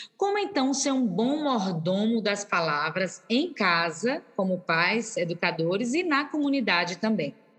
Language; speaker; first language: Portuguese; native; Portuguese